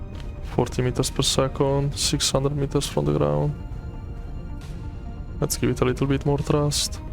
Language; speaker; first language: English; non-native, fluent; Italian